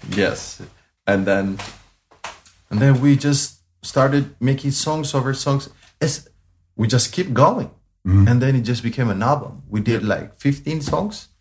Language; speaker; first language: English; non-native, fluent; Amharic